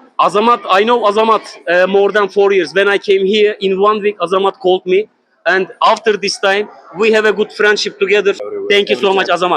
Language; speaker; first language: English; non-native, learner; Turkish